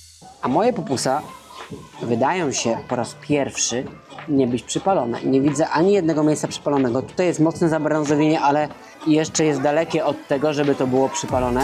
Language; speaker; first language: Polish; native; Polish